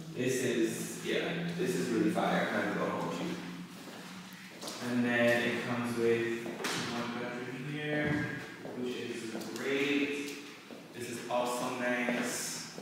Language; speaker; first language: English; native; English